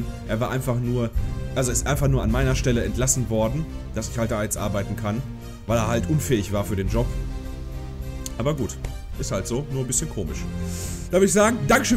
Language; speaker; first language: German; native; German